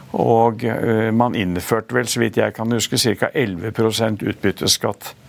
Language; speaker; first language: Norwegian; native; Norwegian